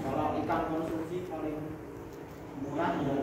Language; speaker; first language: Indonesian; native; Indonesian